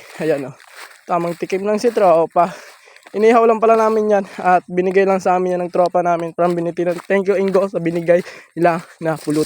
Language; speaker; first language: Filipino; non-native, local second language; Masbatenyo